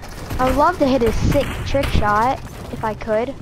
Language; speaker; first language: English; native; English